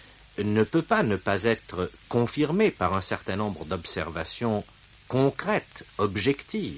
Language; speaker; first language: French; native; French